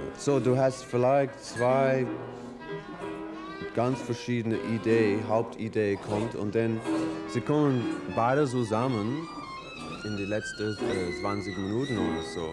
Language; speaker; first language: German; non-native, learner; English